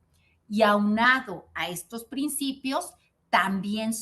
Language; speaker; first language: Spanish; native; Spanish